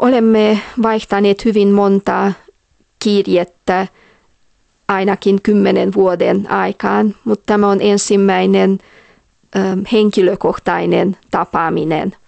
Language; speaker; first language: Finnish; non-native, fluent; Hungarian